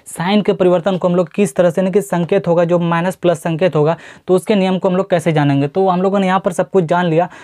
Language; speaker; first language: Hindi; native; Hindi